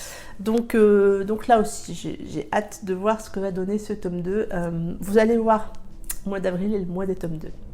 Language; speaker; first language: French; native; French